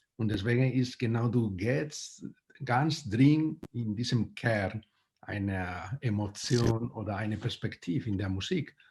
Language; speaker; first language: German; non-native, fluent; Spanish